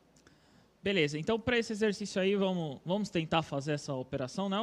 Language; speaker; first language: Portuguese; native; Portuguese